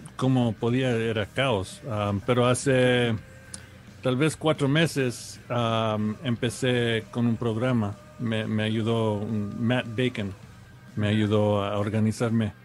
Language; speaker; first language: Spanish; early bilingual, heritage; Spanish